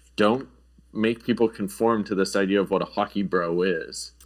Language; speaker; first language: English; native; English